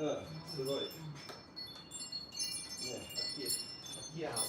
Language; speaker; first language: Japanese; non-native, learner; English